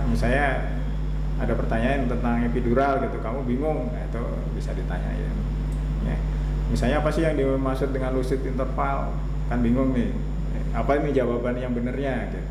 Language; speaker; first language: Indonesian; native; Indonesian